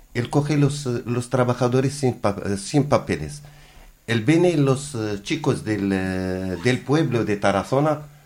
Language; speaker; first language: Spanish; non-native, learner; Arabic